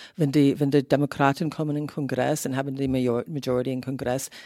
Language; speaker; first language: German; non-native, fluent; English